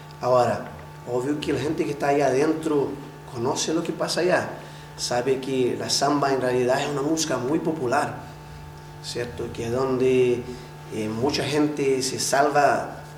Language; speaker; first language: Spanish; non-native, fluent; Portuguese